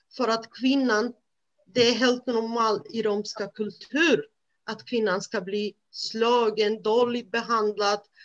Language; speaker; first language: Swedish; non-native, fluent; Romany